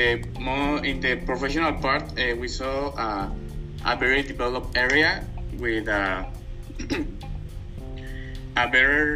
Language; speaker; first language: English; non-native, learner; Spanish